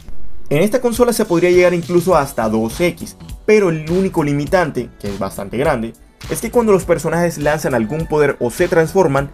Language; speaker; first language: Spanish; native; Spanish